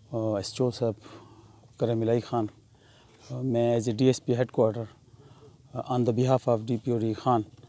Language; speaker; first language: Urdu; non-native, local second language; Pashto